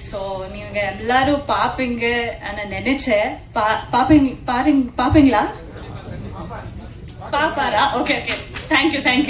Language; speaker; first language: Tamil; non-native, learner; Kannada